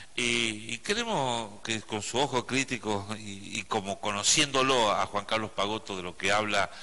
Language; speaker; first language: Spanish; native; Spanish